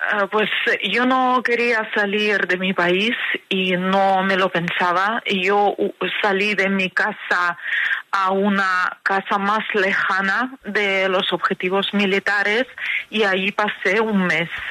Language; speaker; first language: Spanish; non-native, fluent; Ukrainian